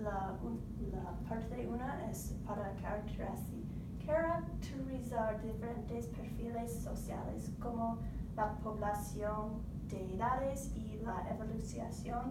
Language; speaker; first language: Spanish; non-native, learner; English